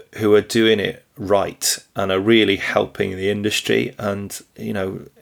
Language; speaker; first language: English; native; English